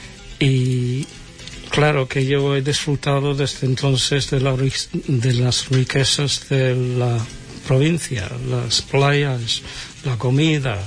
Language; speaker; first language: Spanish; non-native, fluent; English